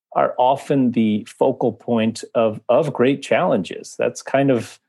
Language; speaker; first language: English; native; English